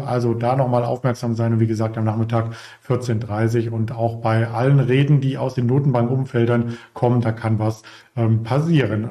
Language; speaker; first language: German; native; German